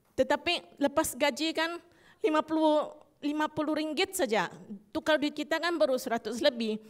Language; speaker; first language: Malay; native; Malay